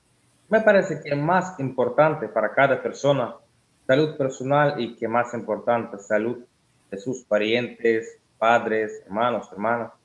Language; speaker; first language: Spanish; non-native, learner; Russian